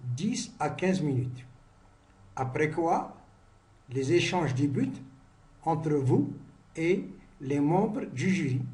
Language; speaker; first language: French; non-native, local second language; Arabic